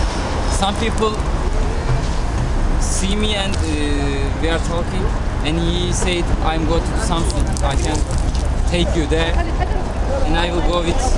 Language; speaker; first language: English; non-native, learner; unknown